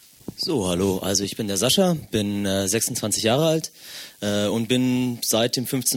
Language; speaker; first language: German; native; German